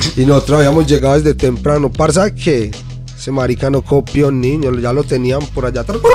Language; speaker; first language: Spanish; native; Spanish